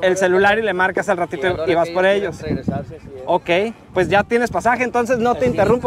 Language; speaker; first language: Spanish; native; Spanish